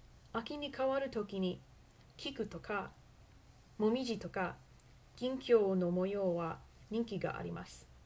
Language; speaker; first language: Japanese; non-native, learner; English